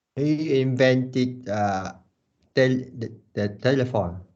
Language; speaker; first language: English; non-native, learner; Vietnamese